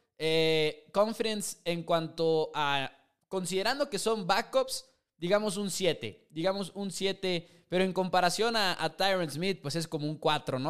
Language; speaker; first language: Spanish; native; Spanish